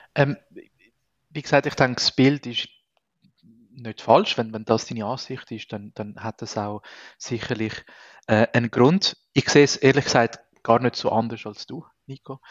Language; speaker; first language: German; non-native, fluent; Spanish